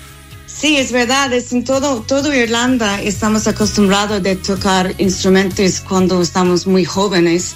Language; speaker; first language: Spanish; non-native, fluent; English